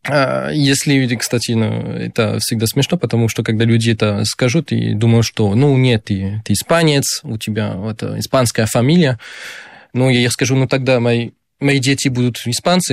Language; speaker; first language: Russian; non-native, fluent; French